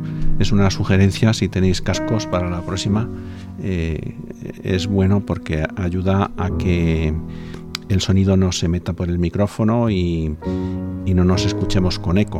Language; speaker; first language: Spanish; native; Spanish